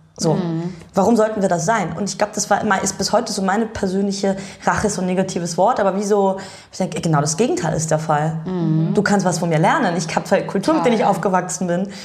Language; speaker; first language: German; early bilingual, other home language; Bulgarian